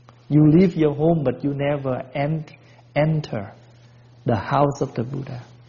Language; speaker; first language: English; non-native, fluent; Vietnamese